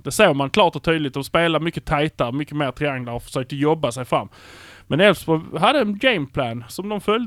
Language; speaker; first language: Swedish; native; Swedish